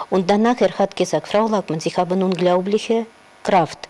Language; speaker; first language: German; non-native, learner; Russian